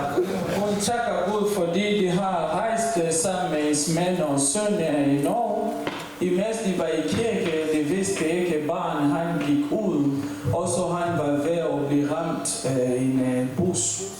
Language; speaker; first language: Danish; non-native, learner; French